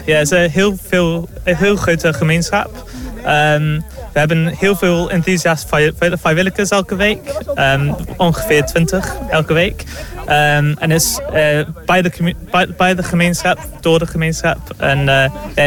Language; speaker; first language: Dutch; non-native, fluent; English